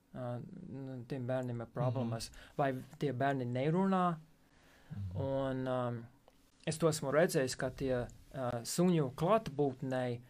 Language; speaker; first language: Latvian; non-native, fluent; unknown